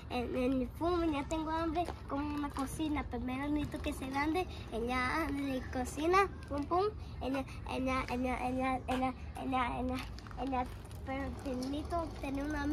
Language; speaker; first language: Spanish; early bilingual, heritage; Spanish